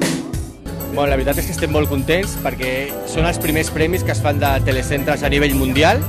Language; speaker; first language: Catalan; native; Catalan